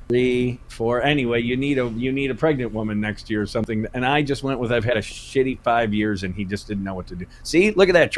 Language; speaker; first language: English; native; English